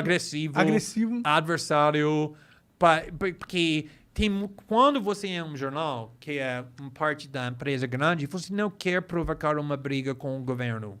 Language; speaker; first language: Portuguese; non-native, fluent; English